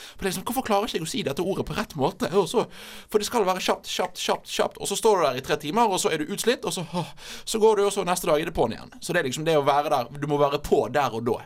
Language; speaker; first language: Norwegian; native; Norwegian